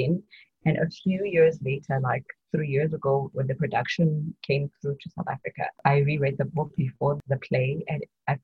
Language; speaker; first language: English; non-native, local second language; Tswana